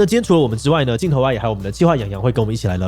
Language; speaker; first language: Chinese; native; Chinese